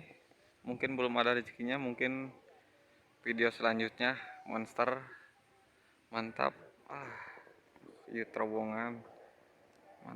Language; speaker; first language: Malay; non-native, local second language; Sundanese